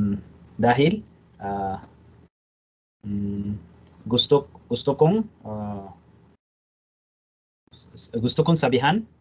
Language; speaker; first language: Filipino; non-native, learner; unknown